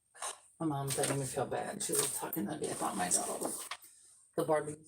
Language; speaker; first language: English; native; English